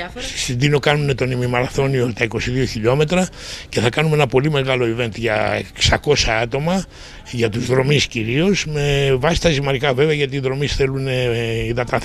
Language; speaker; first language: Greek; native; Greek